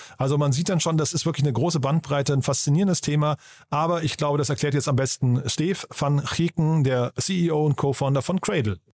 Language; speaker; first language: German; native; German